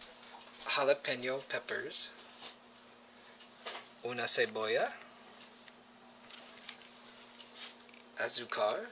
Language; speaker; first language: Spanish; non-native, learner; English